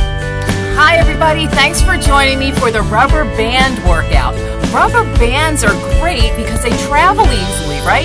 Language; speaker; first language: English; native; English